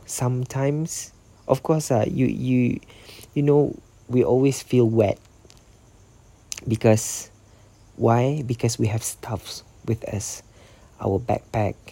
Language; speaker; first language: English; non-native, local second language; Malay